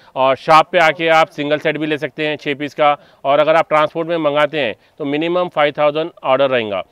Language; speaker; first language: Hindi; non-native, local second language; Telugu